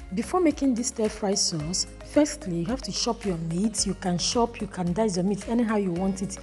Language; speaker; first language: English; non-native, local second language; Igbo